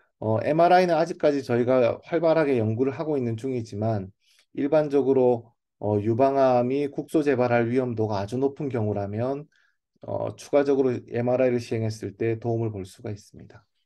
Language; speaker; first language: Korean; native; Korean